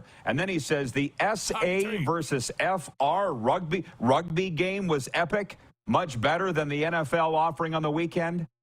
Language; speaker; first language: English; native; English